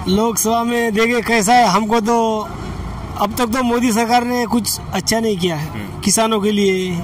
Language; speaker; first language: Hindi; non-native, local second language; Marathi